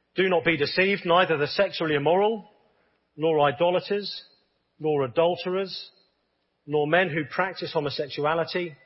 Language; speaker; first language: English; native; English